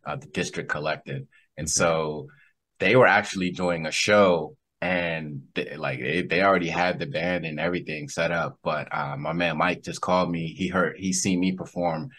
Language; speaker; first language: English; native; English